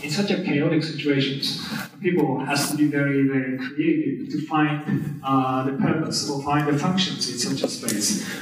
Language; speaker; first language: English; non-native, fluent; Japanese